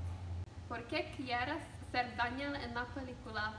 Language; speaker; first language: Spanish; non-native, learner; English